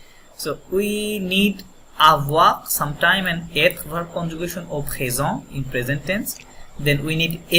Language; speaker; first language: French; non-native, fluent; Bangla